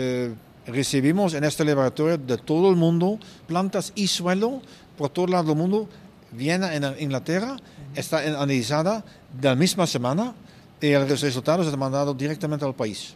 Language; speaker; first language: Spanish; non-native, fluent; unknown